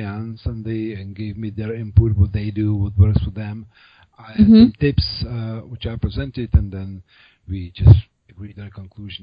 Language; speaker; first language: English; non-native, fluent; Czech